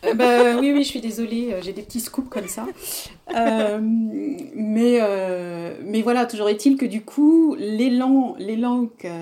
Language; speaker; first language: French; native; French